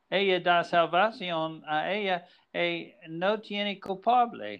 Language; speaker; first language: Spanish; non-native, learner; English